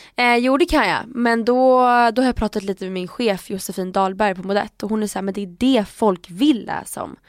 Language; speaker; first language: Swedish; non-native, fluent; Italian